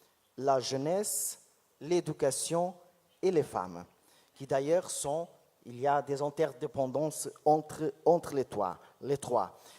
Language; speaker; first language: French; non-native, fluent; Portuguese